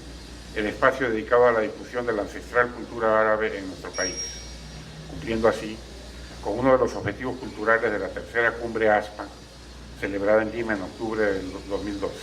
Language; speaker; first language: Spanish; native; Spanish